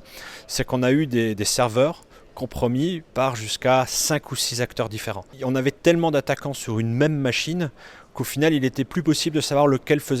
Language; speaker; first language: French; native; French